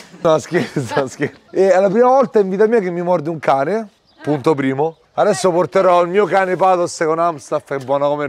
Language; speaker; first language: Italian; native; Italian